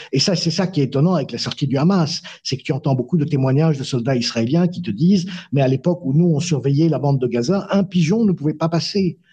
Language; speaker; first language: French; non-native, local second language; Arabic